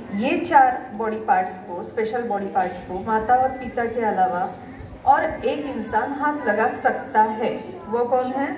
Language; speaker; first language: Hindi; non-native, local second language; Marathi